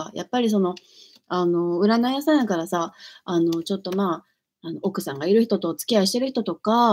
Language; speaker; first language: Japanese; native; Japanese